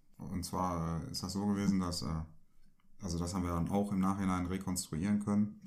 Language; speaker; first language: German; native; German